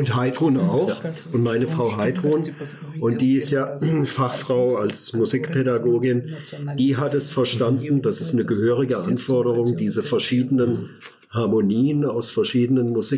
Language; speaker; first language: German; native; German